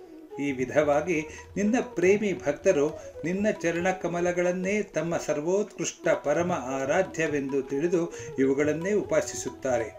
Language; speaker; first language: Kannada; native; Kannada